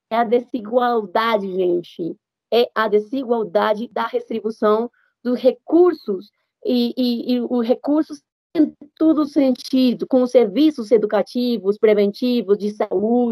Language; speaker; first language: Portuguese; non-native, fluent; Spanish